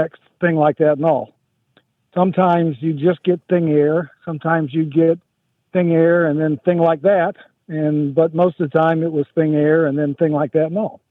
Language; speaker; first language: English; native; English